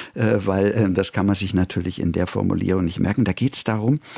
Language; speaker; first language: German; native; German